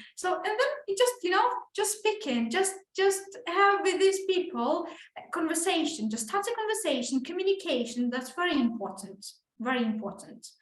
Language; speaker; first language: English; non-native, fluent; Ukrainian